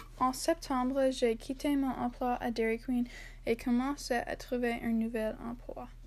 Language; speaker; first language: French; non-native, learner; English